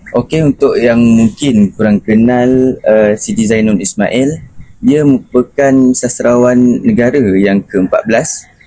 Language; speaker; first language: Malay; native; Malay